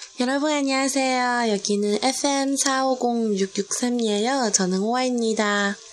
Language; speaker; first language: Korean; non-native, fluent; Chinese